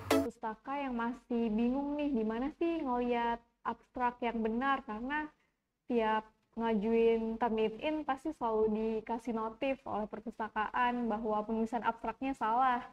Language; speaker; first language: Indonesian; native; Indonesian